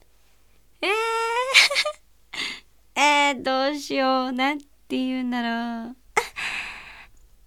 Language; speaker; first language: Japanese; native; Japanese